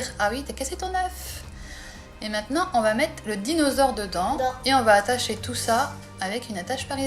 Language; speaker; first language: French; native; French